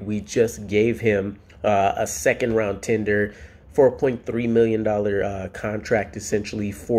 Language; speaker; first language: English; native; English